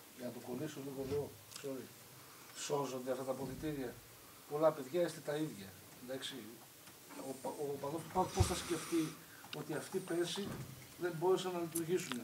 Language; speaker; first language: Greek; native; Greek